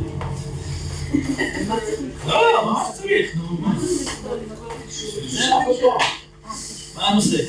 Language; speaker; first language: Hebrew; native; Hebrew